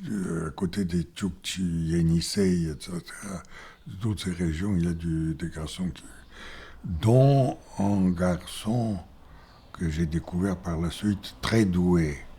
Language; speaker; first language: French; non-native, fluent; Bulgarian